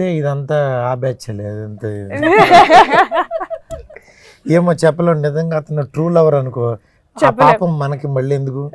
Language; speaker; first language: Telugu; native; Telugu